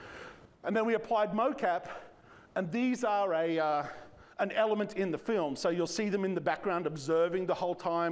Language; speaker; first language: English; native; English